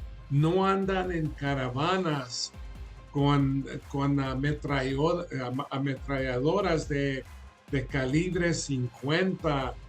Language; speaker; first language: Spanish; early bilingual, other home language; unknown